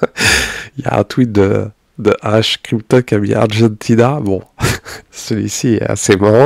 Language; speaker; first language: French; native; French